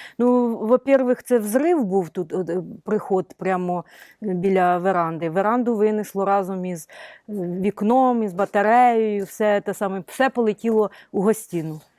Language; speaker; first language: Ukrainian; native; Ukrainian